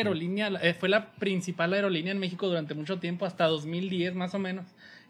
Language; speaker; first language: Spanish; native; Spanish